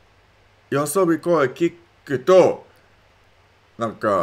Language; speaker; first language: Japanese; non-native, learner; English